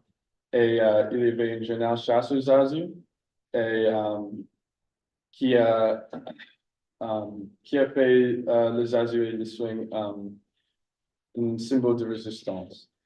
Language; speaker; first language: French; non-native, learner; English